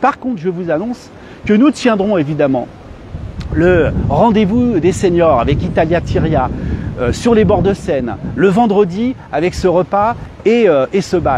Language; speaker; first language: French; native; French